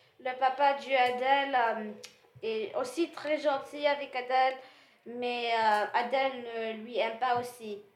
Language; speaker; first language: French; non-native, learner; English